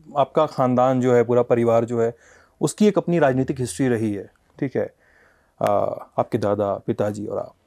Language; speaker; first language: Hindi; native; Hindi